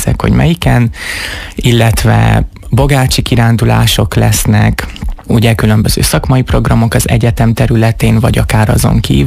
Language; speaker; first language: Hungarian; native; Hungarian